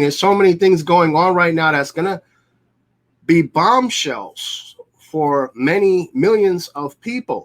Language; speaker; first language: English; native; English